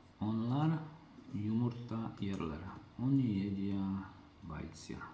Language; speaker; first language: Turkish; non-native, learner; Slovak